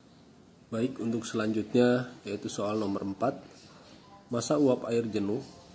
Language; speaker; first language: Indonesian; native; Indonesian